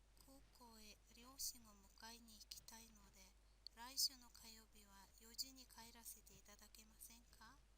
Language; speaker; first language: Japanese; non-native, fluent; Mongolian